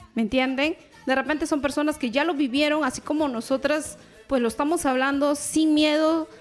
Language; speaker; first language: Spanish; native; Spanish